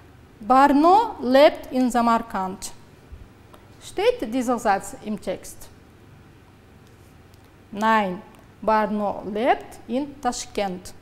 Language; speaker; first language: German; non-native, fluent; Uzbek